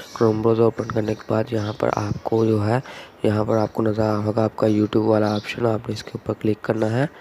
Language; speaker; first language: Urdu; non-native, local second language; Punjabi